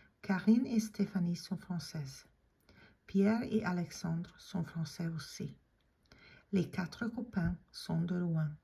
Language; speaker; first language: French; non-native, fluent; English